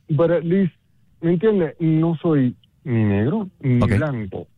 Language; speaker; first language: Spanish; non-native, fluent; Papiamento